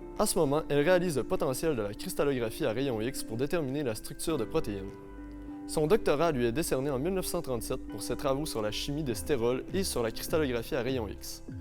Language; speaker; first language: French; native; French